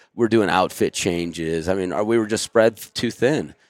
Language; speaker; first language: English; native; English